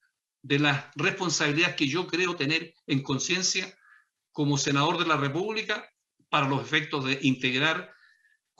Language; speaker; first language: Spanish; native; Spanish